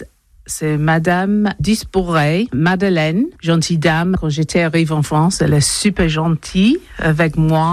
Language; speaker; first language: French; non-native, learner; English